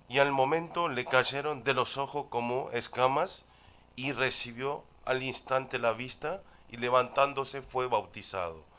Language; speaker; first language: Spanish; non-native, fluent; Korean